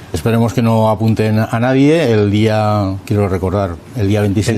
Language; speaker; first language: Spanish; native; Spanish